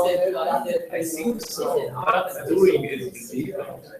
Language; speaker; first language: English; non-native, learner; Japanese